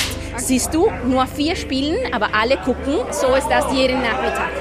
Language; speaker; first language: German; non-native, fluent; Spanish